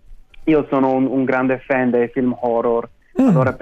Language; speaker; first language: Italian; non-native, fluent; German